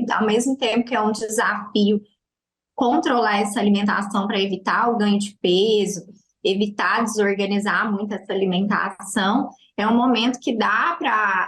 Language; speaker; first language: Portuguese; native; Portuguese